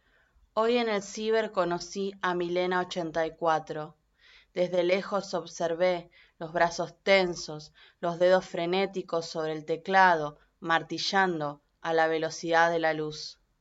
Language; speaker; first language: Spanish; native; Spanish